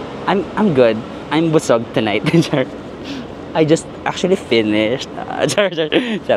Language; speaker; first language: English; non-native, local second language; Filipino